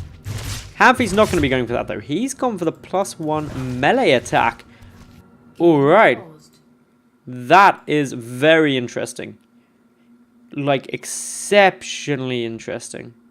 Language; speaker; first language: English; native; English